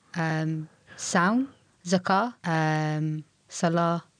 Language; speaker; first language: Welsh; non-native, local second language; English